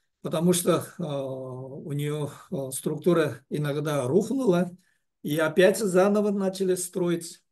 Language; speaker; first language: Russian; non-native, learner; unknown